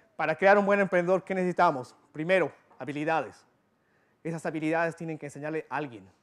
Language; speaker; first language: Spanish; early bilingual, other home language; English